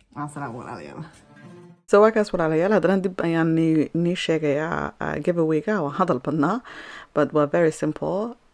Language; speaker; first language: Somali; early bilingual, heritage; Somali